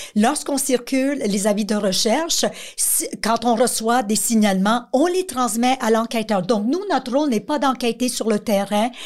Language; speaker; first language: French; native; French